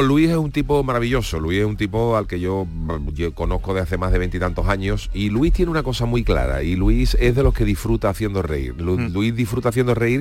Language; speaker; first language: Spanish; native; Spanish